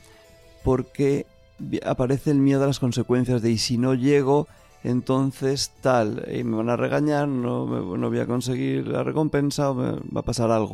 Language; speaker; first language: Spanish; native; Spanish